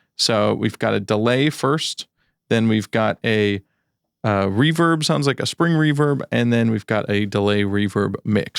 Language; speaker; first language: English; native; English